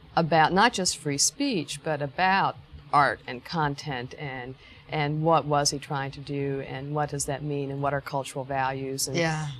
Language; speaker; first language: English; native; English